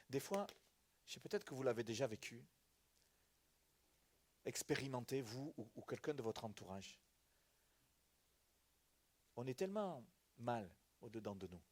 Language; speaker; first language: French; native; French